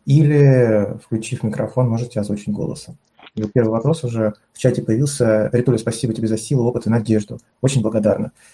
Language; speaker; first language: Russian; native; Russian